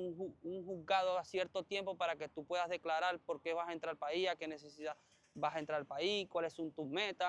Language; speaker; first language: Spanish; native; Spanish